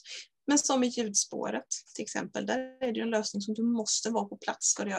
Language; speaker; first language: Swedish; native; Swedish